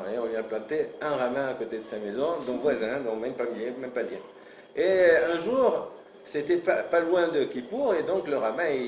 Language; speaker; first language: French; native; French